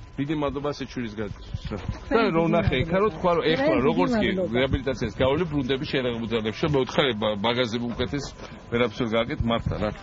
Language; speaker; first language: Georgian; native; Georgian